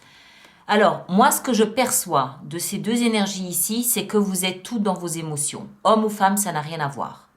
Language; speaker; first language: French; native; French